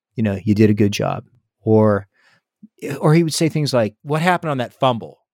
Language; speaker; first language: English; native; English